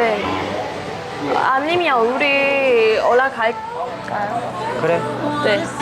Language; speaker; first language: Korean; non-native, learner; Vietnamese